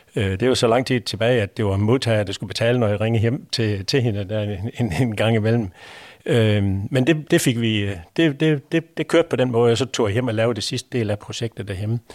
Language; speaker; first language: Danish; native; Danish